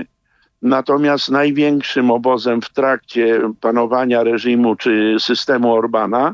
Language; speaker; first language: Polish; native; Polish